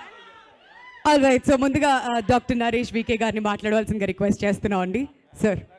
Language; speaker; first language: Telugu; native; Telugu